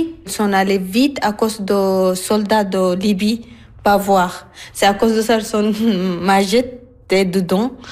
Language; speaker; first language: French; non-native, learner; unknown